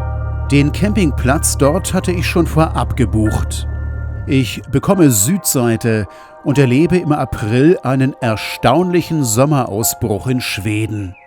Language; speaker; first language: German; native; German